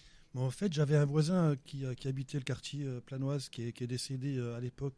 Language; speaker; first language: French; native; French